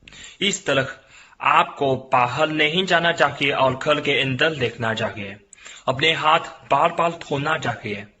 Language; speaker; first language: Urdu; non-native, learner; Chinese